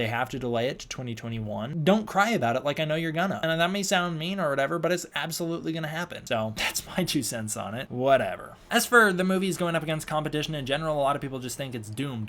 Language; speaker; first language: English; native; English